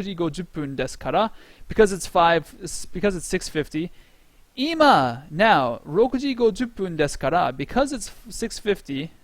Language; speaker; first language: Japanese; non-native, fluent; English